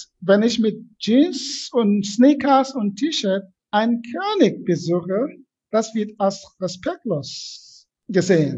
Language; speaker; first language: German; non-native, fluent; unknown